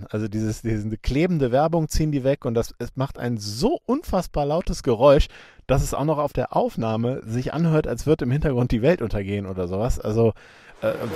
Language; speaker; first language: German; native; German